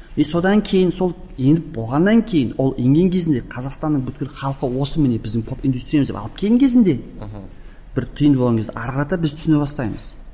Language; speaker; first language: Kazakh; early bilingual, heritage; Kazakh